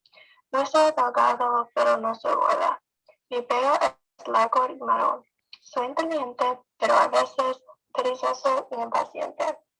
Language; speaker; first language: Spanish; non-native, learner; English